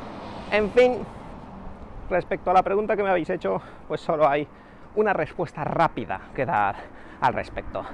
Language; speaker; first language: Spanish; native; Spanish